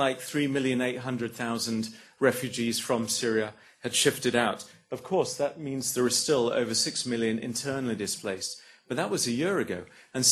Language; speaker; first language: English; native; English